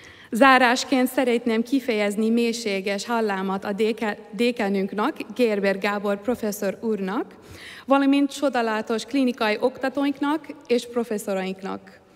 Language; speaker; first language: Hungarian; non-native, learner; English